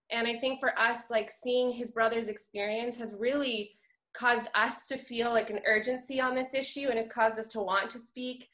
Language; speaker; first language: English; native; English